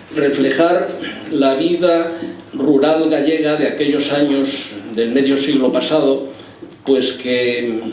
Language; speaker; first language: Spanish; native; Spanish